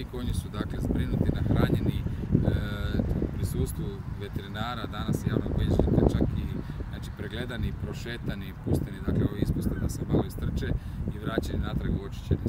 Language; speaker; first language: Croatian; native; Croatian